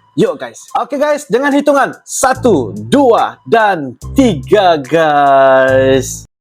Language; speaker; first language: Malay; native; Malay